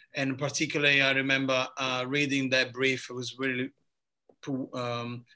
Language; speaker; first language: English; non-native, fluent; Italian